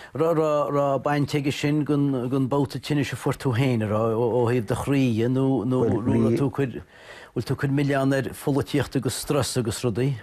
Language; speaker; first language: Irish; native; Irish